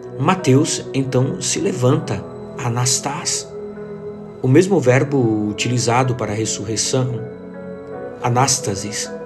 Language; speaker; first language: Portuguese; native; Portuguese